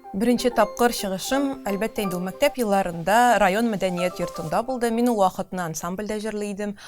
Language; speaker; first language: Tatar; native; Tatar